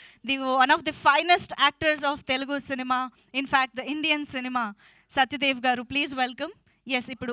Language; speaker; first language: Telugu; native; Telugu